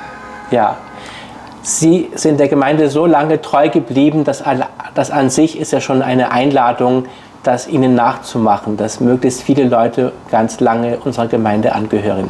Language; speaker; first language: German; native; German